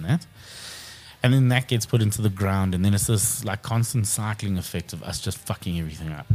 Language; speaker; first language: English; native; English